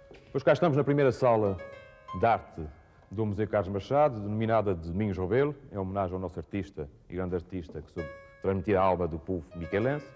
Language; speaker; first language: Portuguese; native; Portuguese